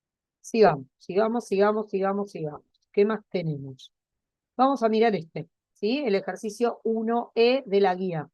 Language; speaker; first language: Spanish; native; Spanish